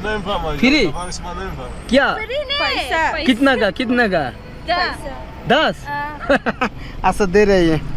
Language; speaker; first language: Hindi; non-native, learner; Bangla